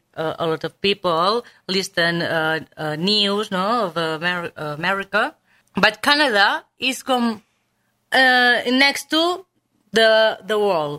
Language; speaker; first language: English; non-native, learner; Catalan